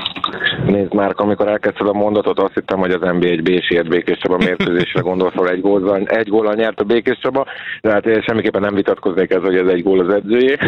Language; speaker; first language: Hungarian; native; Hungarian